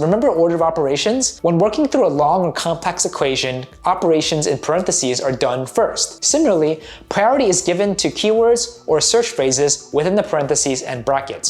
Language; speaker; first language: English; native; English